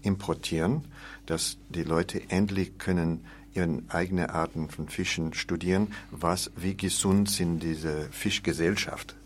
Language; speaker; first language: German; non-native, learner; English